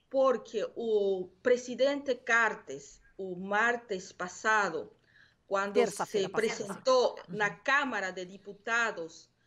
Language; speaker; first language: Portuguese; non-native, learner; Spanish